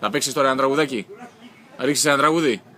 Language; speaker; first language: Greek; native; Greek